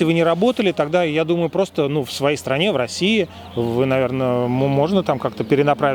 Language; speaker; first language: Russian; native; Russian